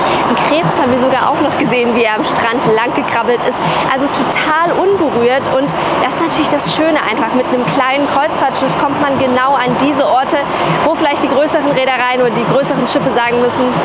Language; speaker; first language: German; native; German